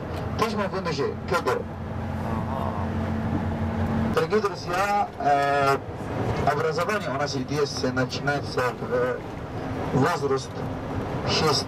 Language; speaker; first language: Russian; non-native, learner; Arabic